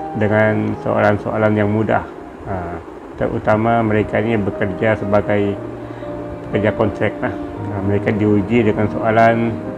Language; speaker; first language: Malay; native; Malay